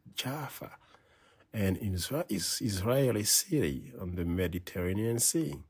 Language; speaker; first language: English; non-native, fluent; Haitian Creole